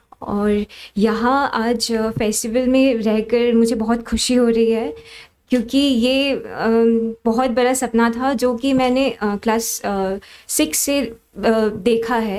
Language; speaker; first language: Hindi; non-native, local second language; Assamese